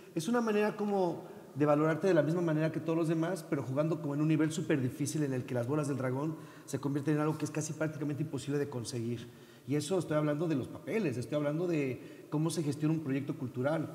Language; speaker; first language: Spanish; native; Spanish